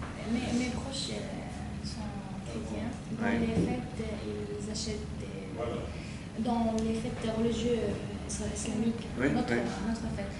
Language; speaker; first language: French; non-native, learner; Arabic